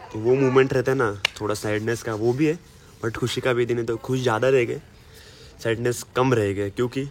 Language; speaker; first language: Hindi; non-native, local second language; Marathi